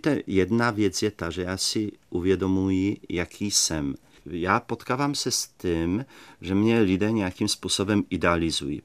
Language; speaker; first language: Czech; native; Czech